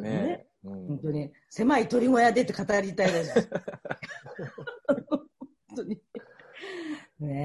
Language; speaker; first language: Japanese; native; Japanese